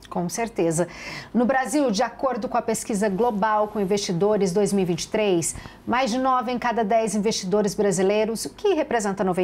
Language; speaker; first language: Portuguese; native; Portuguese